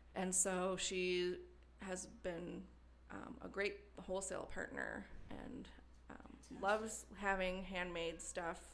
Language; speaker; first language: English; native; English